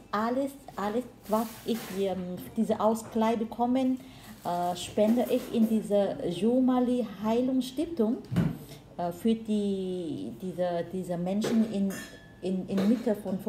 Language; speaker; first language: German; non-native, learner; Vietnamese